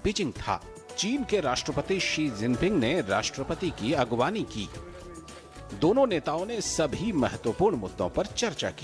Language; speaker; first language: Hindi; native; Hindi